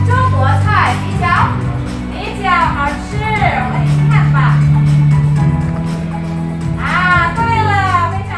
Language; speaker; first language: Chinese; non-native, fluent; Indonesian